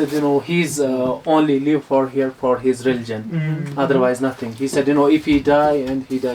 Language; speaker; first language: English; non-native, learner; Hindi